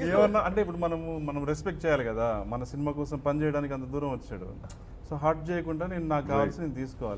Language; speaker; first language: Telugu; native; Telugu